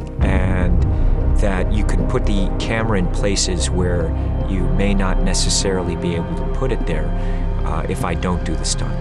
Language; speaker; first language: English; native; English